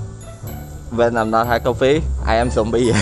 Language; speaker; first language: English; non-native, learner; Khmer